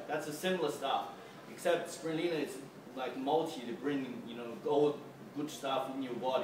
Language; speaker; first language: English; non-native, fluent; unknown